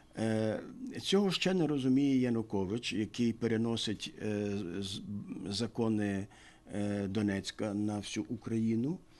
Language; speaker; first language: Ukrainian; native; Ukrainian